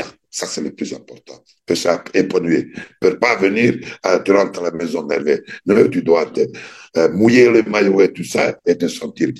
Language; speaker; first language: French; non-native, fluent; Serbian